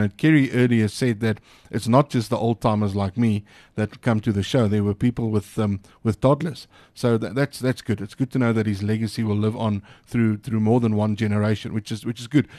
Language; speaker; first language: English; non-native, local second language; Afrikaans